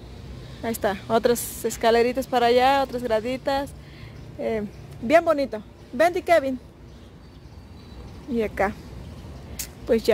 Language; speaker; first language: Spanish; native; Spanish